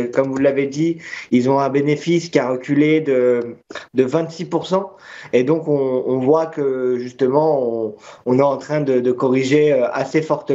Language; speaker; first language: French; native; French